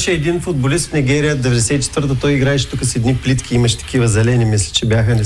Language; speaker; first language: Bulgarian; native; Bulgarian